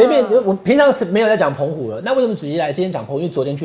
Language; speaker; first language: Chinese; native; Chinese